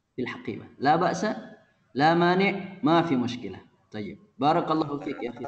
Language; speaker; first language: Arabic; non-native, fluent; Indonesian